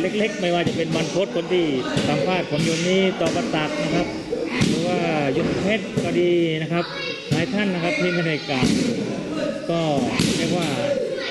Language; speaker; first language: Thai; native; Thai